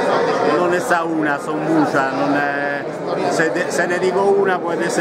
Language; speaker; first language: Spanish; non-native, learner; Italian